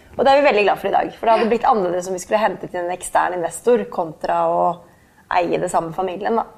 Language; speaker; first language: Norwegian; native; Norwegian